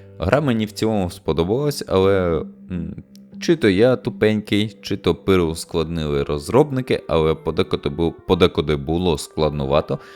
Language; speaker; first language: Ukrainian; native; Ukrainian